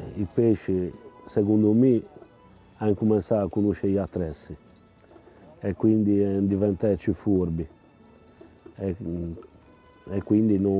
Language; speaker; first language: Italian; non-native, local second language; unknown